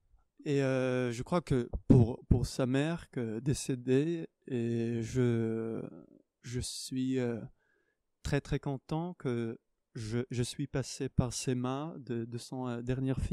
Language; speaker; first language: French; non-native, fluent; Hebrew